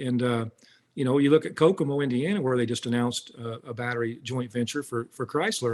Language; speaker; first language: English; native; English